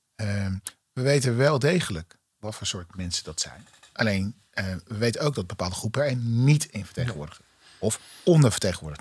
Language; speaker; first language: Dutch; native; Dutch